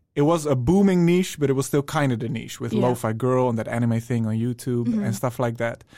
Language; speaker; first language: English; non-native, fluent; Dutch